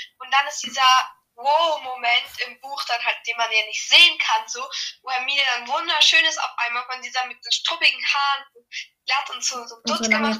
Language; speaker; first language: German; native; German